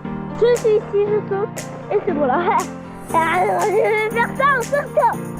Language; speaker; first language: French; native; French